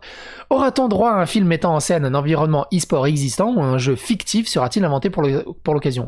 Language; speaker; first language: French; native; French